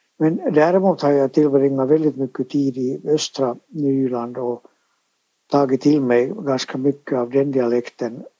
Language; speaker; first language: Swedish; native; Swedish